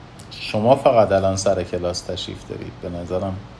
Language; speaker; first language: Persian; native; Persian